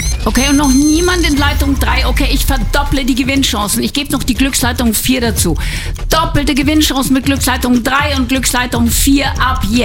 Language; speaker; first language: German; native; German